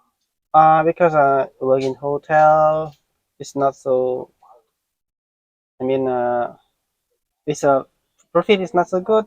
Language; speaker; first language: English; non-native, learner; Khmer